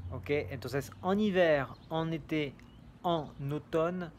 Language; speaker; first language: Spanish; non-native, fluent; French